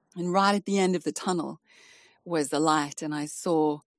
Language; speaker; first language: English; native; English